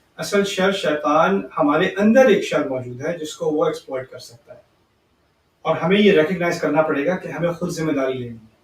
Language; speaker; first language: Urdu; early bilingual, heritage; Urdu